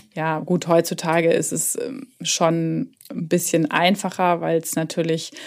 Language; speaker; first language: German; native; German